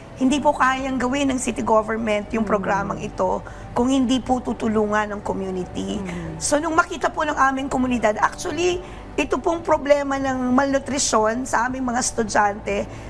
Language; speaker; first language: Filipino; native; Filipino